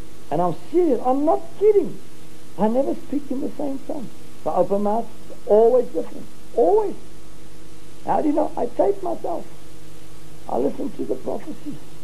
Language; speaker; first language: English; non-native, local second language; Afrikaans